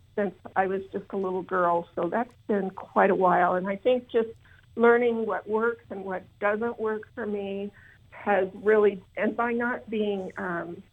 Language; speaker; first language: English; native; English